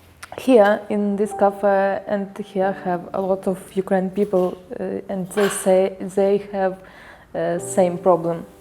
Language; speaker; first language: English; non-native, learner; Ukrainian